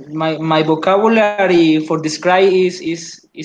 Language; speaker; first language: English; non-native, learner; Spanish